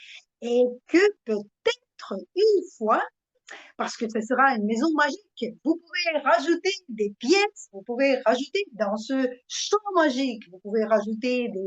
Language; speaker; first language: French; non-native, fluent; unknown